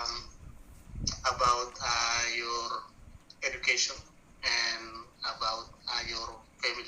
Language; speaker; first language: English; non-native, learner; Indonesian